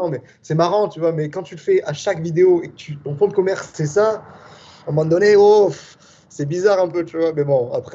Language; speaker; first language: French; native; French